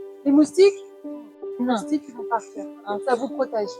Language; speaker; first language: French; native; French